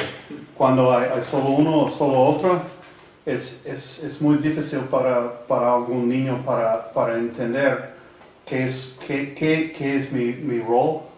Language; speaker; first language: Spanish; non-native, fluent; English